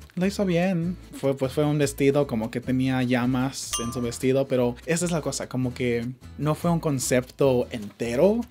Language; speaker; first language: Spanish; early bilingual, heritage; Spanish